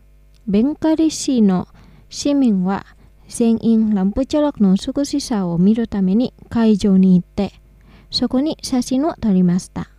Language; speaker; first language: Japanese; non-native, fluent; Indonesian